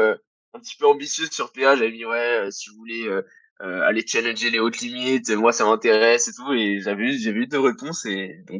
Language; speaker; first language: French; native; French